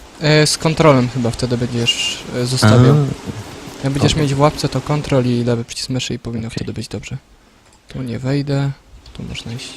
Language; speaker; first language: Polish; native; Polish